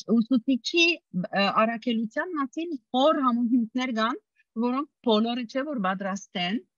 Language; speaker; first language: Armenian; early bilingual, heritage; Armenian